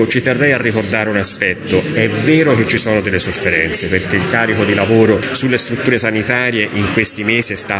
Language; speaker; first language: Italian; native; Italian